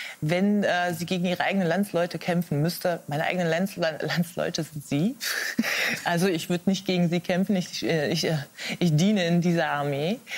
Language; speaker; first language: German; early bilingual, other home language; Arabic